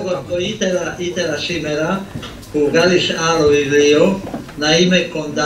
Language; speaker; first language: Greek; non-native, fluent; Polish